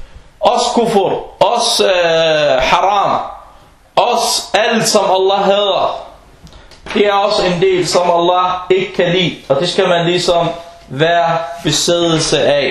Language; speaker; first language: Danish; non-native, fluent; Arabic